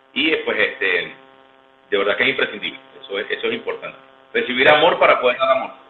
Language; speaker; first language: Spanish; native; Spanish